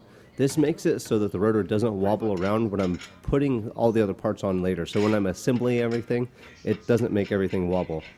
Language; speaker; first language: English; native; English